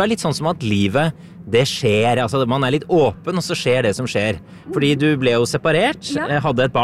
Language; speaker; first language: Norwegian; native; Norwegian